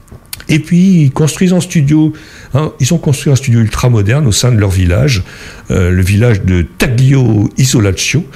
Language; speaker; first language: French; native; French